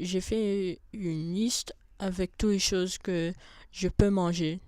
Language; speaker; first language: French; non-native, fluent; English